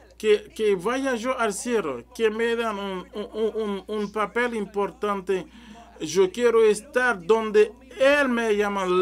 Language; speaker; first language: Spanish; non-native, learner; French